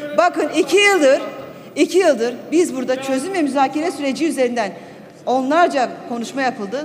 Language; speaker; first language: Turkish; non-native, local second language; Kurdish